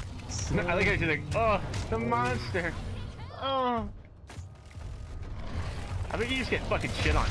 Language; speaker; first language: English; native; English